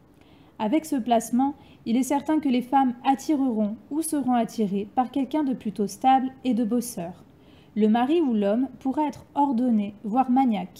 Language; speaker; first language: French; native; French